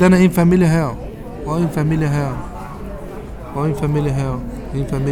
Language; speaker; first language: Danish; non-native, learner; Kurdish